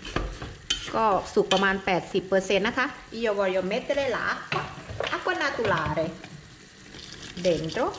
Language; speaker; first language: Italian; non-native, learner; Thai